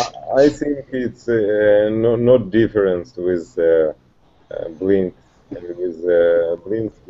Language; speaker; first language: English; non-native, learner; Russian